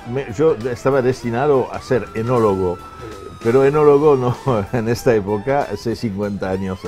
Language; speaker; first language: Spanish; non-native, fluent; French